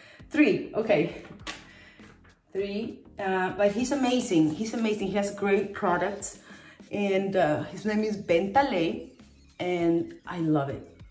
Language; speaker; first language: English; non-native, fluent; Spanish